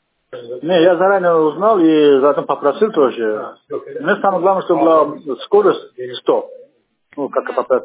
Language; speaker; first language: Russian; non-native, fluent; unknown